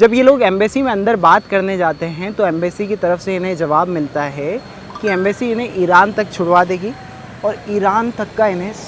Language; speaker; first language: Hindi; native; Hindi